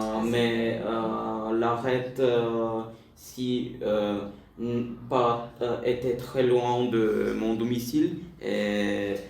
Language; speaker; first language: French; non-native, learner; Bulgarian